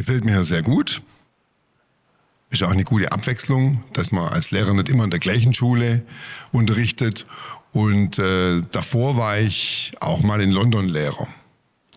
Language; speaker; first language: German; native; German